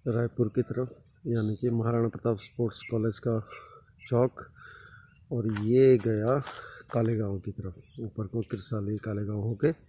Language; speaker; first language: Hindi; native; Hindi